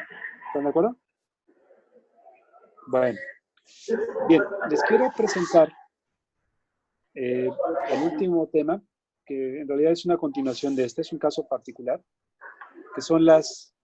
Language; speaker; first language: Spanish; native; Spanish